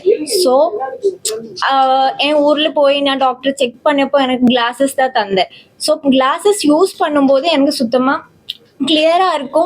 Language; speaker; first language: Tamil; non-native, learner; Malayalam